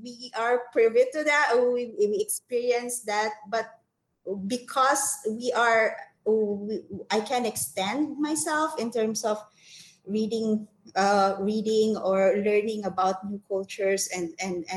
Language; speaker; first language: English; non-native, local second language; Filipino